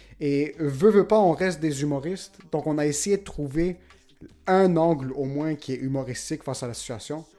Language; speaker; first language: French; early bilingual, other home language; Arabic